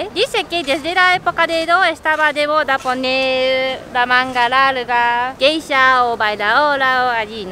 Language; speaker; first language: Spanish; non-native, learner; Japanese